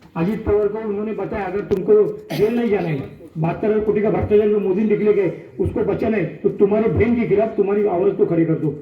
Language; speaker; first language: Hindi; non-native, local second language; Marathi